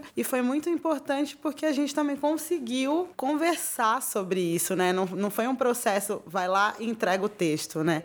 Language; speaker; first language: Portuguese; native; Portuguese